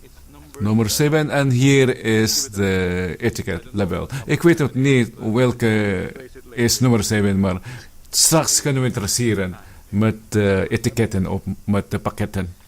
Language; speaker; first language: Dutch; non-native, fluent; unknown